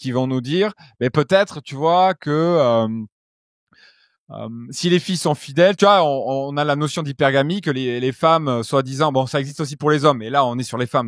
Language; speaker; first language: French; native; French